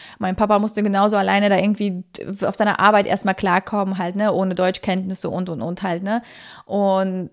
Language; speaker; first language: German; early bilingual, other home language; Russian